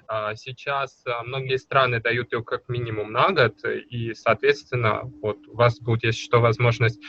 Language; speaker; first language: Russian; native; Russian